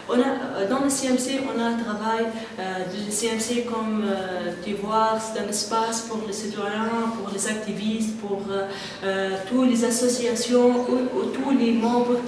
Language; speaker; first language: French; non-native, local second language; Arabic